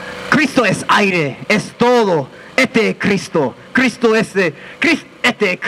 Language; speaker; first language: Spanish; non-native, learner; English